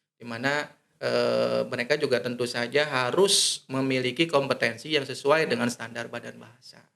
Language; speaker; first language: Indonesian; native; Indonesian